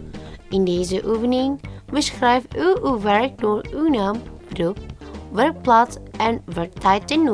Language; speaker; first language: Dutch; non-native, learner; Indonesian